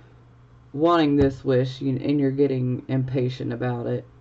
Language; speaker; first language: English; native; English